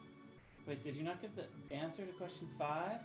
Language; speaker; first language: English; native; English